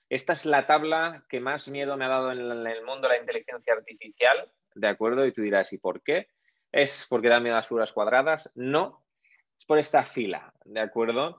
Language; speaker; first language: Spanish; native; Spanish